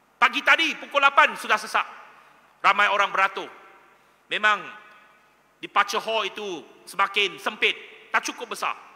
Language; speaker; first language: Malay; non-native, local second language; Chinese